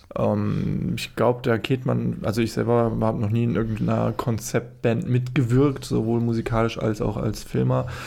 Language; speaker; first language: German; native; German